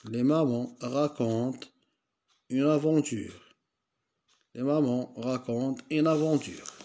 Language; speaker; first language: French; non-native, local second language; Arabic